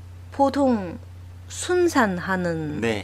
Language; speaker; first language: Korean; non-native, learner; Chinese